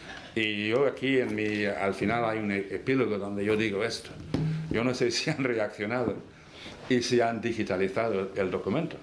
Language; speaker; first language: Spanish; non-native, fluent; English